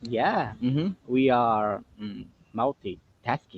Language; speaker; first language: English; non-native, fluent; Portuguese